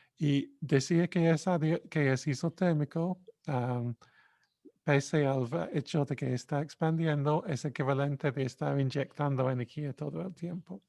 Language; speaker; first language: Spanish; non-native, fluent; English